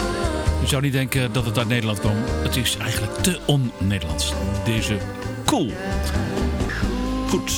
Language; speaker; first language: Dutch; native; Dutch